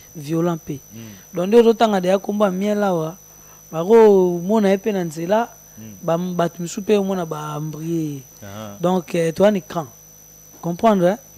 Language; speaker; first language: Lingala; native; Lingala